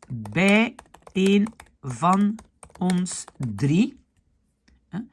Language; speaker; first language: Dutch; non-native, fluent; French